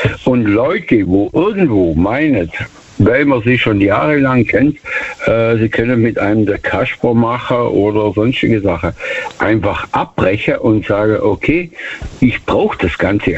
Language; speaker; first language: German; native; German